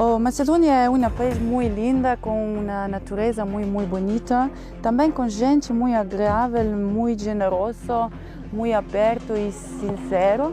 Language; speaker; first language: Portuguese; non-native, learner; Macedonian